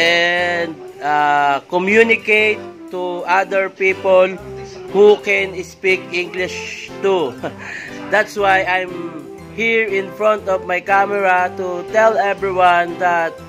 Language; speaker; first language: English; non-native, local second language; Filipino